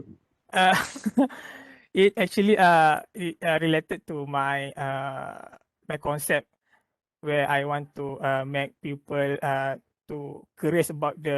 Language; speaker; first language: English; non-native, local second language; Malay